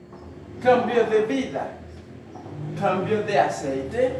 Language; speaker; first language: Spanish; non-native, fluent; Haitian Creole